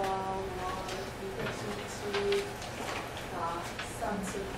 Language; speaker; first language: Chinese; non-native, learner; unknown